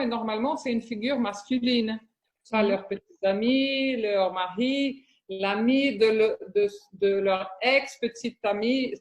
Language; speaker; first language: French; non-native, fluent; Portuguese